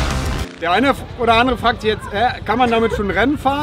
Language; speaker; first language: German; native; German